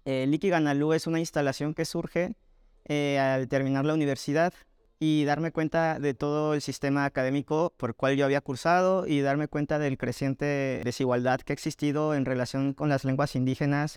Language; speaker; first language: Spanish; native; Spanish